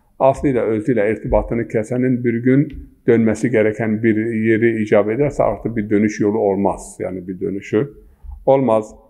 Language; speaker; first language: Turkish; non-native, local second language; Zaza